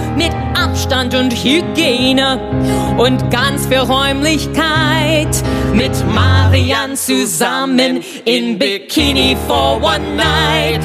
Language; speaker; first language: German; non-native, fluent; English